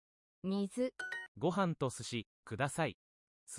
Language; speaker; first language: Japanese; non-native, learner; English